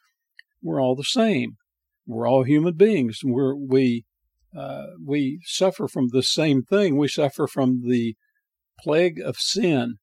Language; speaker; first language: English; native; English